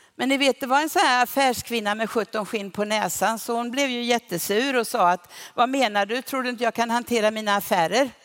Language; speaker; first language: Swedish; native; Swedish